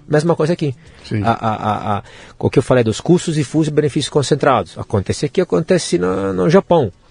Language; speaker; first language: Portuguese; non-native, fluent; Italian